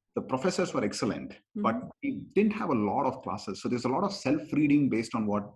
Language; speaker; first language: English; non-native, local second language; Kannada